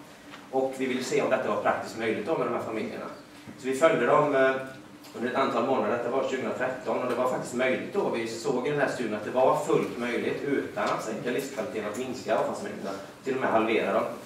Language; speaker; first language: Swedish; native; Swedish